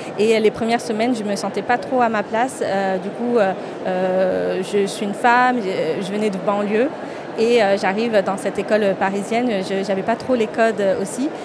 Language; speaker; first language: French; native; French